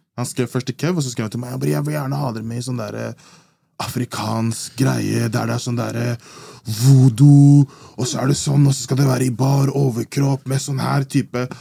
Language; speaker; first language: Norwegian; early bilingual, other home language; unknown